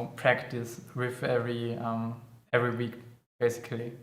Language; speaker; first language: English; non-native, fluent; German